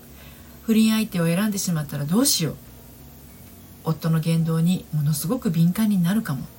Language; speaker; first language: Japanese; native; Japanese